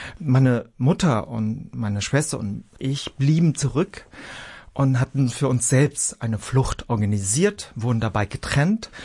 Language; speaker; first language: German; early bilingual, other home language; Vietnamese